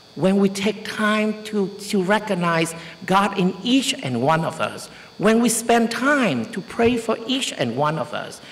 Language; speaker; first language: English; non-native, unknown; Vietnamese